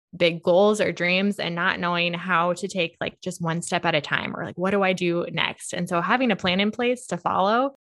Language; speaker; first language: English; native; English